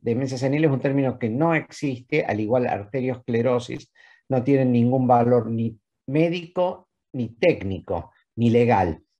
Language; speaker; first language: Spanish; native; Spanish